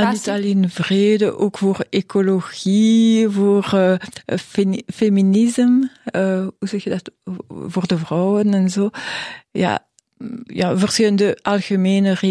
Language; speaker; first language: Dutch; non-native, local second language; French